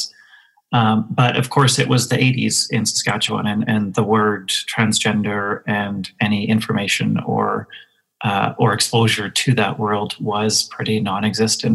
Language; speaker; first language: English; native; English